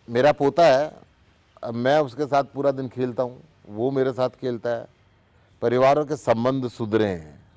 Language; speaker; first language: Hindi; native; Hindi